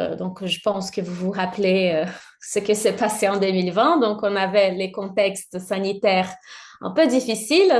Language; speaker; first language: French; non-native, fluent; Portuguese